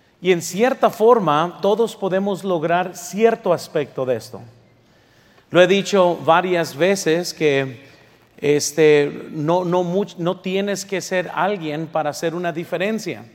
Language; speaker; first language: Spanish; early bilingual, heritage; Spanish